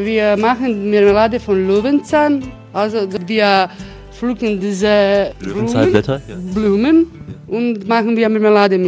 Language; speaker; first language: German; non-native, learner; Croatian